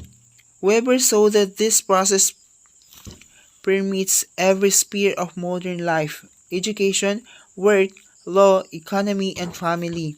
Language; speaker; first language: English; non-native, local second language; Filipino